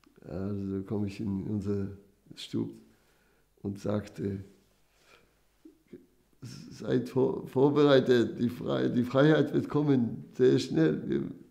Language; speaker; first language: German; non-native, fluent; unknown